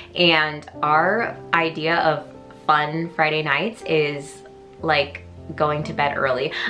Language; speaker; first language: English; native; English